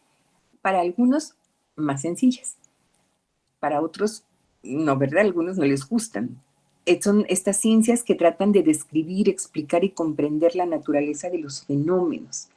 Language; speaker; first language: Spanish; native; Spanish